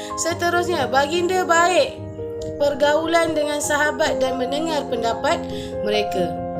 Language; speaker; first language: Malay; native; Malay